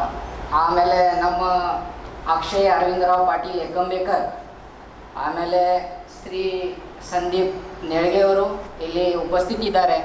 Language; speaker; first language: Kannada; non-native, local second language; Marathi